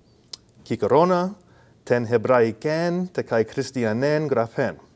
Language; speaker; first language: Greek; non-native, fluent; English